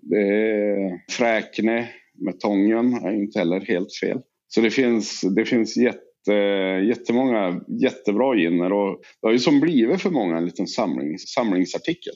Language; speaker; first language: Swedish; native; Swedish